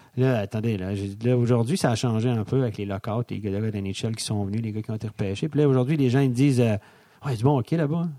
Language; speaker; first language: French; native; French